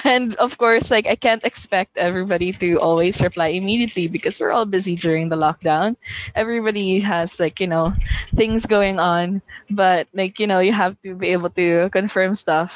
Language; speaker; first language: English; non-native, local second language; Hiligaynon